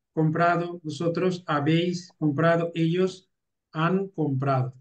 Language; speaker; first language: Spanish; non-native, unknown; Hindi